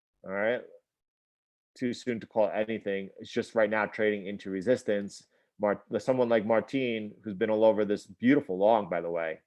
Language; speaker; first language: English; native; English